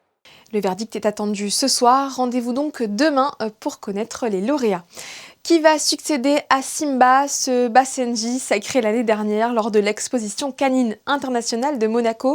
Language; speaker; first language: French; native; French